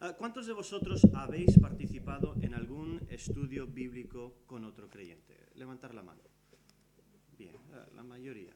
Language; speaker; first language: Spanish; early bilingual, other home language; English